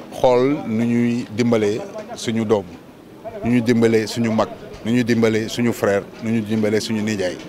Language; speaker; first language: Wolof; non-native, local second language; Fula